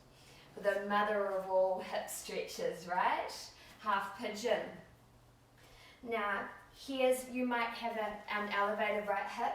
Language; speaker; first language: English; native; English